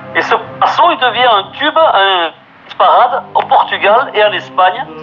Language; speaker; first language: French; native; French